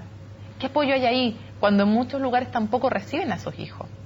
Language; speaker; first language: Spanish; native; Spanish